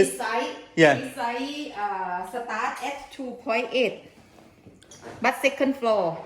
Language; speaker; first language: English; non-native, local second language; Thai